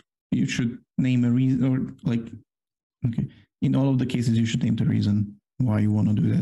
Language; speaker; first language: English; non-native, fluent; Polish